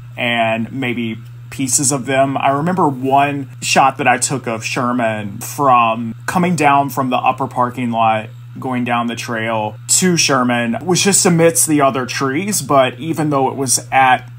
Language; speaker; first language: English; native; English